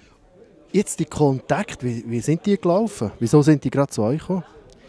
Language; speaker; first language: German; native; German